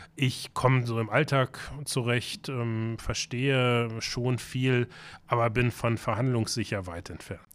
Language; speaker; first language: German; native; German